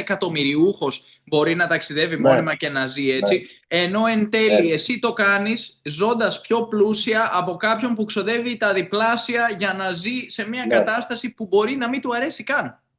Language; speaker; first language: Greek; native; Greek